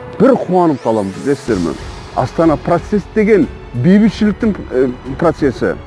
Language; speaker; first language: Kazakh; non-native, fluent; Turkish